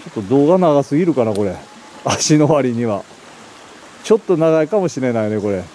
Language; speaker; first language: Japanese; native; Japanese